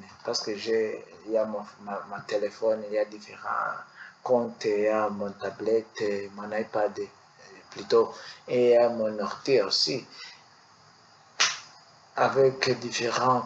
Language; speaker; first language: French; non-native, learner; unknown